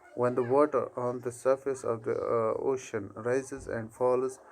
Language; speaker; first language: English; non-native, local second language; Urdu